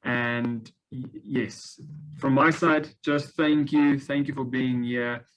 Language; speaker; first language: English; non-native, local second language; Afrikaans